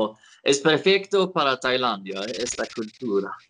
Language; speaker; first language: Spanish; non-native, learner; Swedish